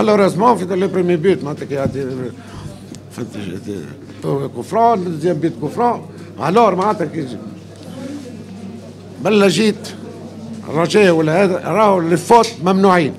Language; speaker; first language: French; non-native, local second language; Arabic